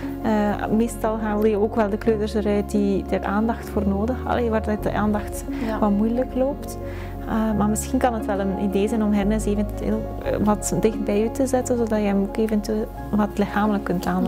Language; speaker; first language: Dutch; native; Dutch